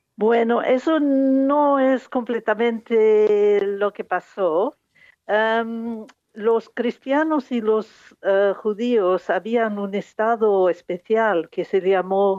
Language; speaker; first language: Spanish; non-native, fluent; English